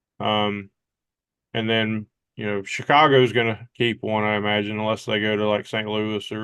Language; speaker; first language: English; native; English